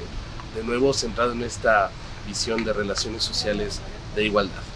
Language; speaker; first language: Spanish; native; Spanish